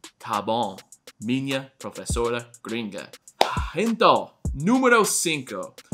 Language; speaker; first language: Portuguese; non-native, learner; English